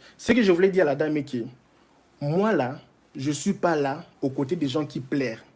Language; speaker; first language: French; non-native, local second language; Lingala